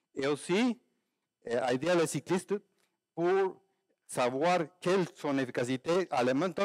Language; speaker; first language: French; non-native, learner; Spanish